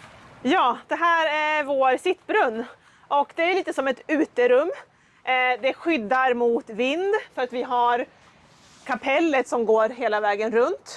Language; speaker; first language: Swedish; native; Swedish